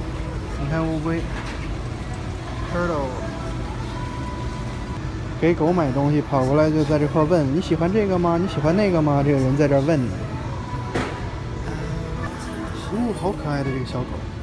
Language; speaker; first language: Chinese; native; Chinese